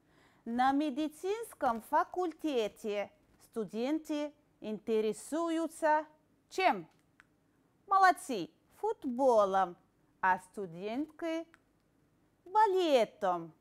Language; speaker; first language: Russian; non-native, fluent; Arabic